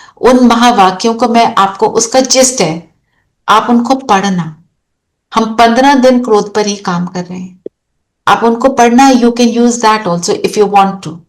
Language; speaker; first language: Hindi; native; Hindi